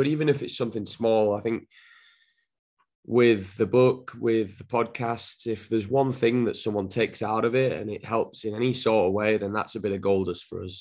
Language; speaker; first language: English; native; English